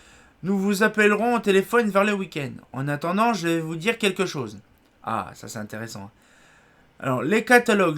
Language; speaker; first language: French; native; French